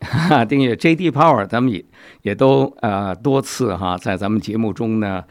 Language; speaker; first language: Chinese; native; Chinese